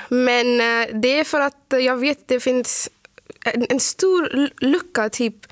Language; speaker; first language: Swedish; non-native, fluent; Urdu